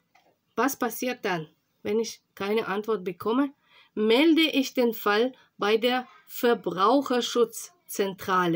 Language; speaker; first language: German; non-native, fluent; Russian